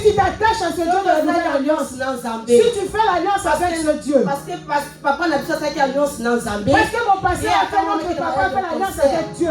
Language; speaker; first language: French; non-native, local second language; Lingala